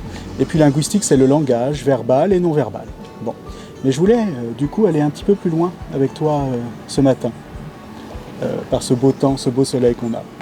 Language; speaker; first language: French; native; French